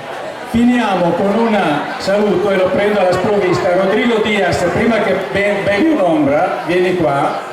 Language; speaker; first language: Italian; native; Italian